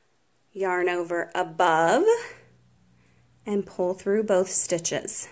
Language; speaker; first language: English; native; English